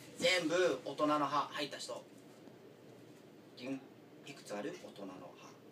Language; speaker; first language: Japanese; native; Japanese